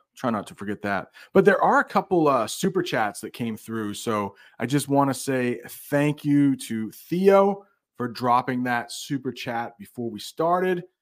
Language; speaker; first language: English; native; English